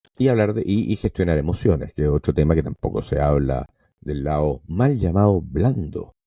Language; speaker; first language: Spanish; non-native, local second language; English